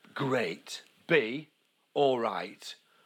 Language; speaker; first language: English; native; English